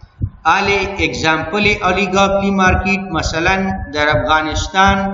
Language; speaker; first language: Persian; non-native, local second language; Pashto